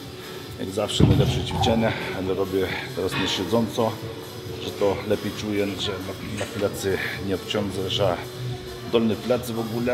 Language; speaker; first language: Polish; non-native, fluent; Lithuanian